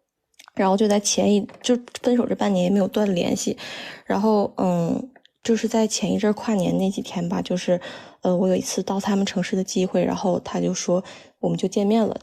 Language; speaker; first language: Chinese; native; Chinese